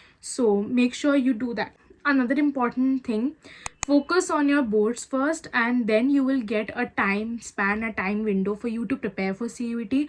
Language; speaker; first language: English; non-native, local second language; Hindi